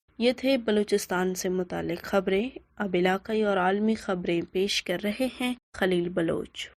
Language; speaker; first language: Urdu; non-native, local second language; Baluchi